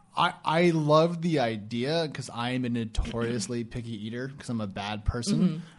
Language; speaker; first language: English; native; English